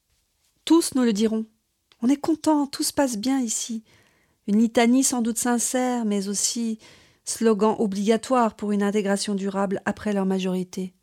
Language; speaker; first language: French; native; French